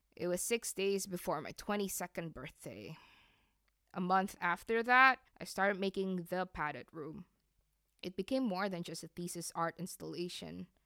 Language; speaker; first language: English; non-native, fluent; Indonesian